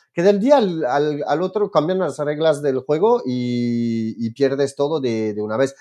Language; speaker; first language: Spanish; non-native, fluent; French